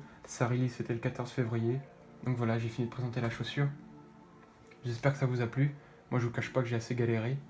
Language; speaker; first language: French; native; French